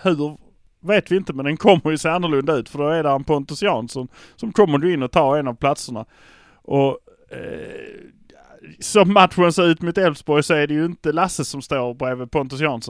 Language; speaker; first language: Swedish; native; Swedish